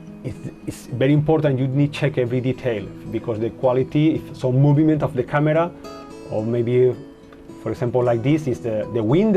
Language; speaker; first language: English; non-native, learner; Spanish